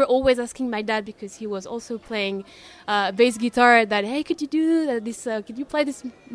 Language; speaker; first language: English; non-native, fluent; French